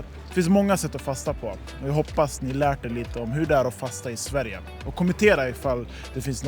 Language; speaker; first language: Swedish; native; Swedish